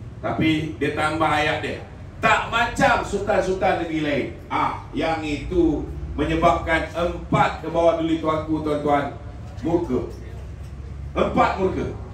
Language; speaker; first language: Malay; native; Malay